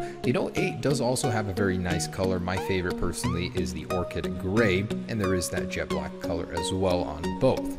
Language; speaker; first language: English; native; English